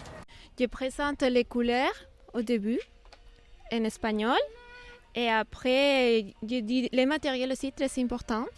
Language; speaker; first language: French; non-native, fluent; Spanish